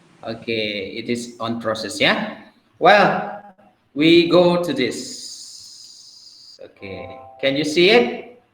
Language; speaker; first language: English; non-native, fluent; Indonesian